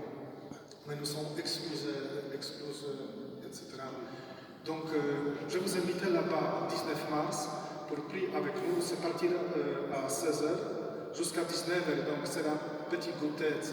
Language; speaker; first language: French; non-native, learner; Polish